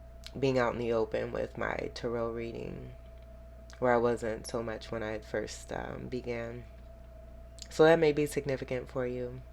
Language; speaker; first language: English; native; English